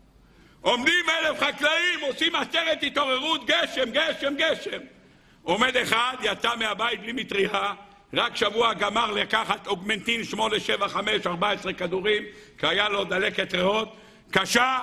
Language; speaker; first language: Hebrew; native; Hebrew